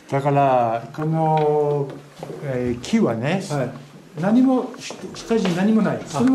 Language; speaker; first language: Japanese; non-native, fluent; French